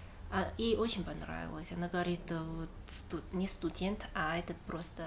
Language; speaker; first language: Russian; non-native, fluent; Chinese